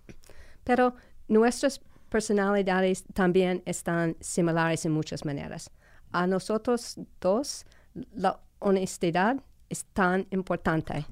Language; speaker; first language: Spanish; non-native, fluent; English